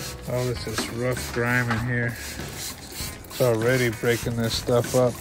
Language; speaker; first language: English; native; English